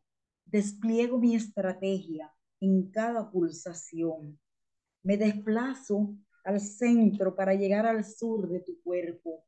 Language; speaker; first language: Spanish; native; Spanish